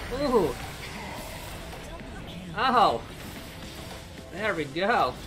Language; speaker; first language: English; native; English